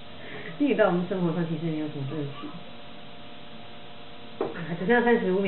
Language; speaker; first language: Chinese; native; Chinese